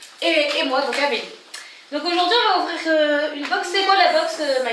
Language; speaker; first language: French; native; French